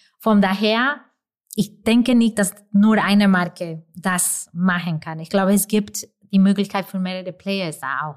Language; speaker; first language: German; non-native, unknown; Spanish